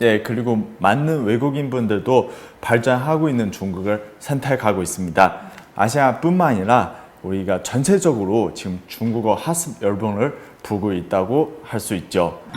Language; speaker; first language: Korean; non-native, fluent; Chinese